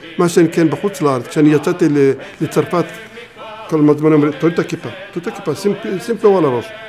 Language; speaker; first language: Hebrew; early bilingual, other home language; Arabic